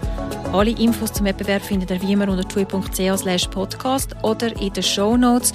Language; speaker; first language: German; native; German